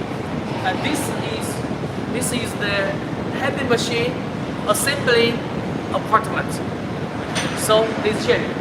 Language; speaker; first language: English; non-native, learner; Chinese